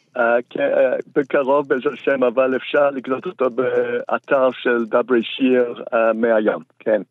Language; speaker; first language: Hebrew; non-native, fluent; English